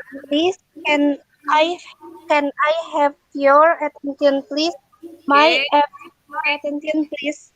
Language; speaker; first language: English; non-native, learner; Indonesian